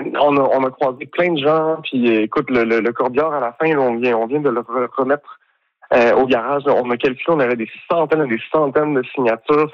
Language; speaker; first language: French; native; French